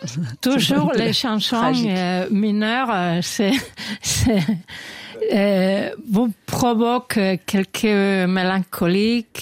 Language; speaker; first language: French; non-native, learner; Spanish